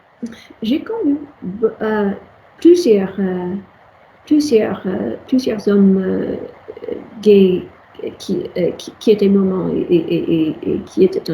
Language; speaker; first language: French; non-native, fluent; English